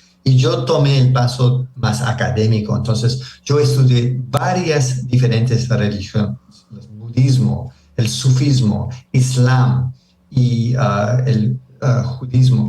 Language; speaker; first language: Spanish; early bilingual, heritage; Spanish